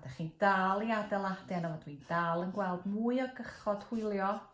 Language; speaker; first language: Welsh; native; Welsh